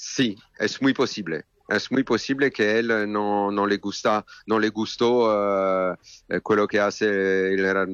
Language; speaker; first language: Spanish; non-native, learner; French